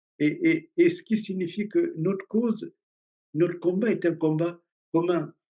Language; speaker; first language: French; early bilingual, other home language; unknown